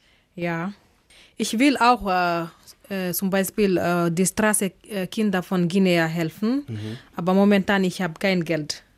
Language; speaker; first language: German; non-native, learner; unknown